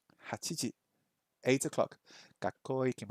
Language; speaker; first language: Japanese; non-native, learner; English